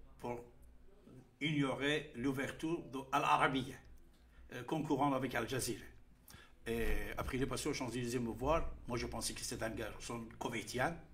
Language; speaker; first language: French; non-native, fluent; Persian